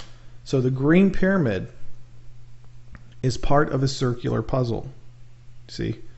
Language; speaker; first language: English; native; English